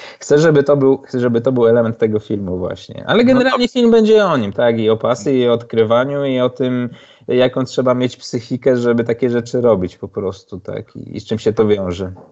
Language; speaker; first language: Polish; native; Polish